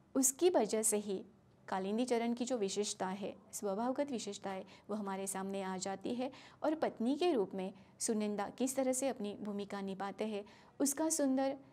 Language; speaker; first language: Hindi; non-native, local second language; Marathi